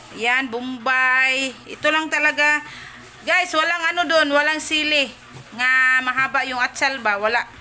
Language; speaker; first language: Filipino; non-native, local second language; Cebuano